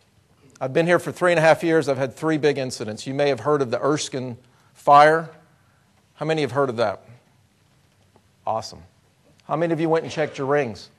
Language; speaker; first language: English; native; English